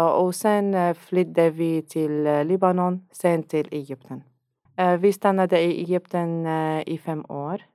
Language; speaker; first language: Swedish; non-native, learner; Arabic